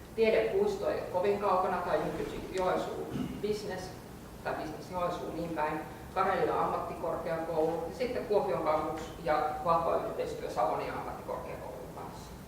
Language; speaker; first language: Finnish; native; Finnish